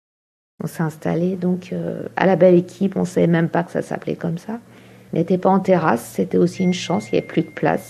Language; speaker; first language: French; native; French